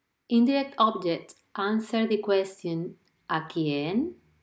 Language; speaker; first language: English; non-native, fluent; Spanish